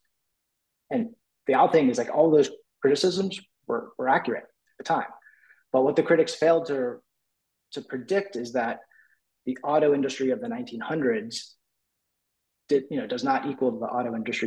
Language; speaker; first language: English; native; English